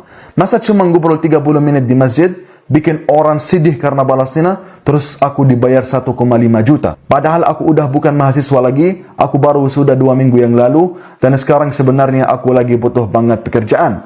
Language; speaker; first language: Indonesian; non-native, fluent; Arabic